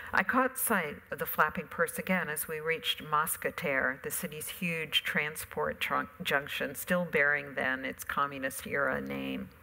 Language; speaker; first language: English; native; English